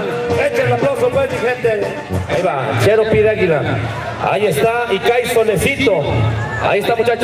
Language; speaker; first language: Spanish; native; Spanish